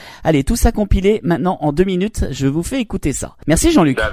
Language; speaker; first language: French; native; French